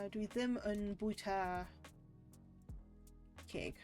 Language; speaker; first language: Welsh; non-native, learner; English